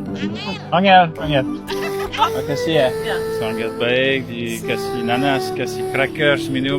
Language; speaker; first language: Indonesian; non-native, learner; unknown